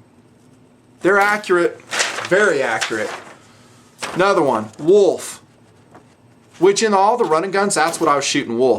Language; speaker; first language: English; native; English